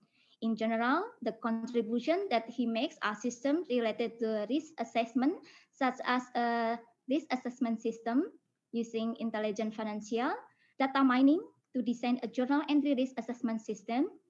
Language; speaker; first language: English; non-native, fluent; Indonesian